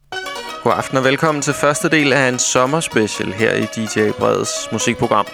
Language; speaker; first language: Danish; native; Danish